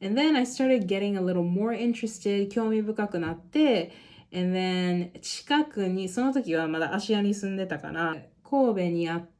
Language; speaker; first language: Japanese; non-native, local second language; English